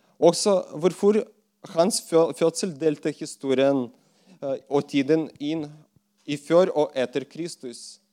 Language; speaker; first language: Norwegian; non-native, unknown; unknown